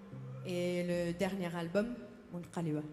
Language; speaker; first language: French; non-native, learner; English